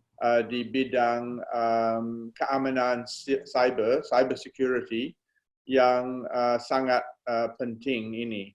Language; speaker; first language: Indonesian; non-native, fluent; English